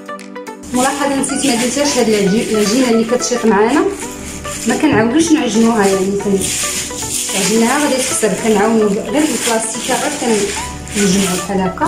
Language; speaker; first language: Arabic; native; Arabic